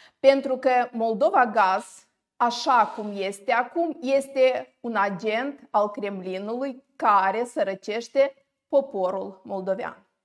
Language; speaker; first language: Romanian; native; Romanian